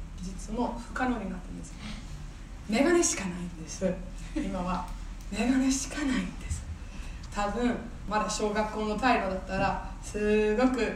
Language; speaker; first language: Japanese; non-native, fluent; English